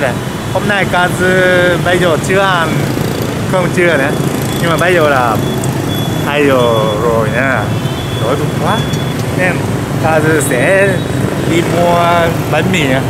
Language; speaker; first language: Vietnamese; non-native, learner; Japanese